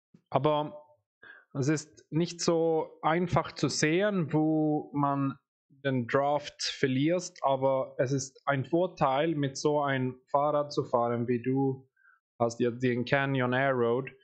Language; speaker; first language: German; non-native, fluent; Swedish